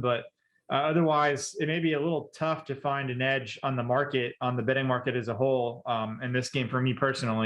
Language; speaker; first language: English; native; English